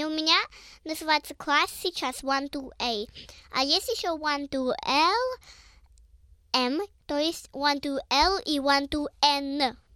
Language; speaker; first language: Russian; early bilingual, heritage; Russian